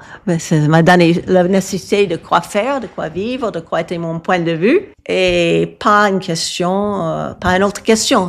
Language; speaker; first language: French; non-native, fluent; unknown